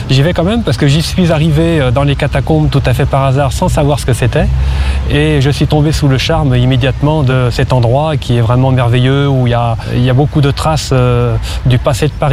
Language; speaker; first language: French; native; French